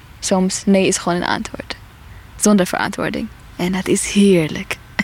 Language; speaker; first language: Dutch; non-native, fluent; Tigrinya